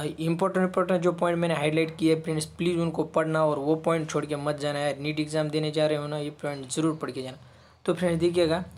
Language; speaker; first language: Hindi; non-native, local second language; Marathi